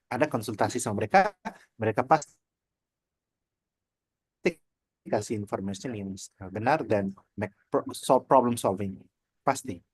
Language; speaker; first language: Indonesian; non-native, learner; Nepali